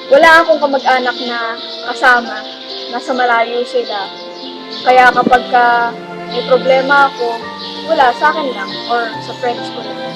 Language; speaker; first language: Filipino; native; Filipino